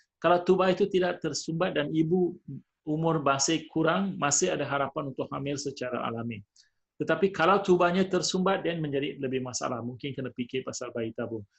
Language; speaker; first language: Malay; non-native, local second language; Tamil